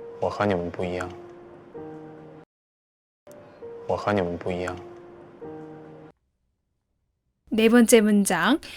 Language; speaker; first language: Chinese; non-native, fluent; Korean